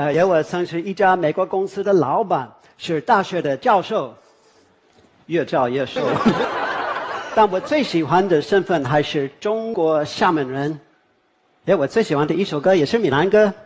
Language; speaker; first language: Chinese; non-native, fluent; English